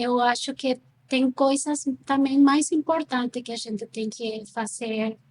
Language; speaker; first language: Portuguese; non-native, fluent; Spanish